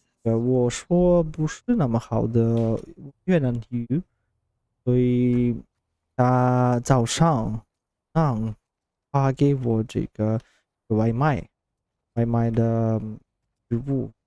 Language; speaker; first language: Chinese; non-native, learner; Russian